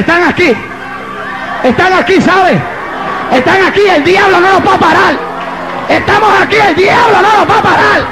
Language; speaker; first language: Spanish; native; Spanish